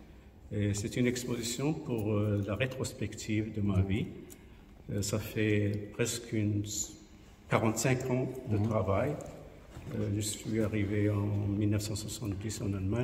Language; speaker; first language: French; non-native, local second language; Arabic